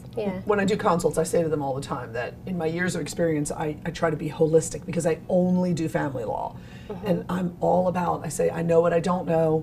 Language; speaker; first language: English; native; English